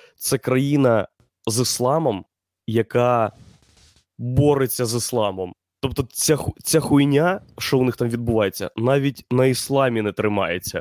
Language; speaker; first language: Ukrainian; native; Ukrainian